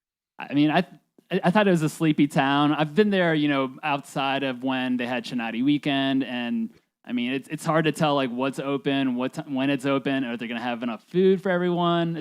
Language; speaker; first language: English; native; English